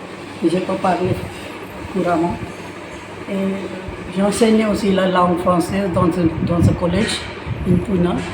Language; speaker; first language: French; non-native, fluent; Kannada